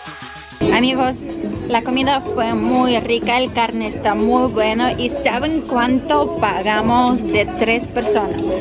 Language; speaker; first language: Spanish; non-native, fluent; Ukrainian